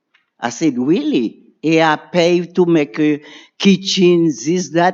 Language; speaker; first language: English; non-native, learner; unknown